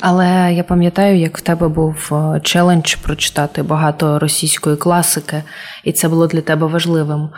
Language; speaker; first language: Ukrainian; non-native, local second language; Russian